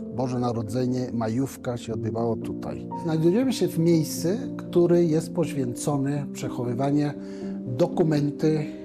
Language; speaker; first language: Polish; early bilingual, heritage; Spanish